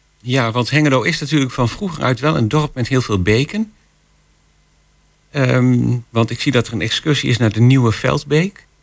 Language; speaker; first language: Dutch; native; Dutch